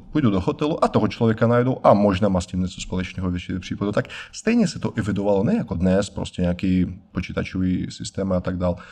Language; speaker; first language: Czech; non-native, fluent; Russian